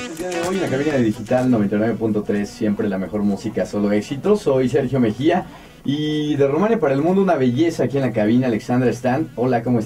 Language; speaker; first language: Spanish; native; Spanish